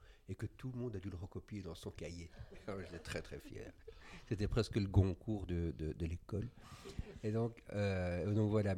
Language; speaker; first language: French; native; French